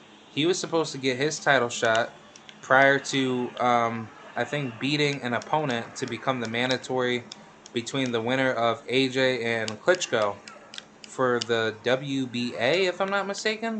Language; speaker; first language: English; native; English